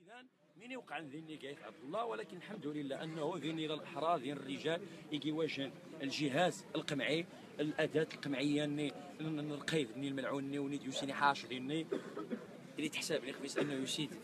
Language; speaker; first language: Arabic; non-native, local second language; Riffian